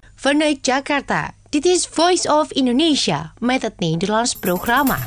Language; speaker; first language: Dutch; non-native, fluent; Indonesian